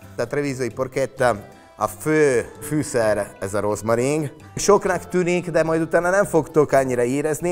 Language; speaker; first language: Hungarian; non-native, fluent; Italian